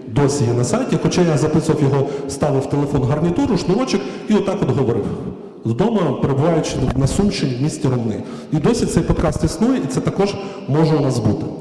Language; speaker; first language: Ukrainian; native; Ukrainian